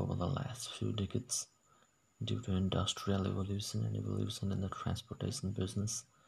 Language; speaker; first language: English; non-native, local second language; Odia